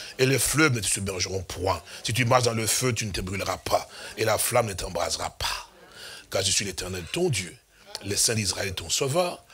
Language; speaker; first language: French; non-native, local second language; Lingala